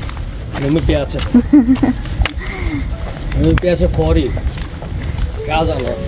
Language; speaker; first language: Italian; non-native, learner; Bangla